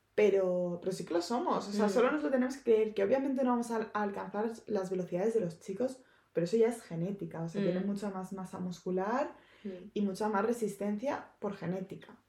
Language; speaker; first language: Spanish; native; Spanish